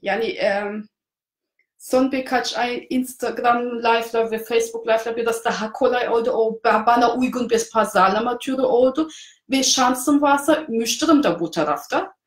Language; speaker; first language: Turkish; non-native, fluent; German